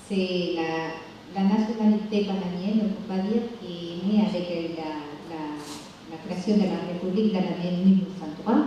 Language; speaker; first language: French; non-native, fluent; Spanish